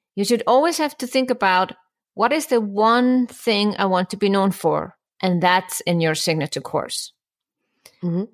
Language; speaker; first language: English; non-native, fluent; Icelandic